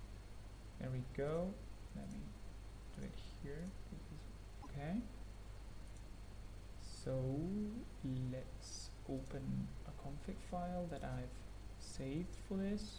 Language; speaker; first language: English; non-native, fluent; Spanish